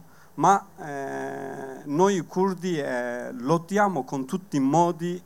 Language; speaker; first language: Italian; non-native, learner; Kurdish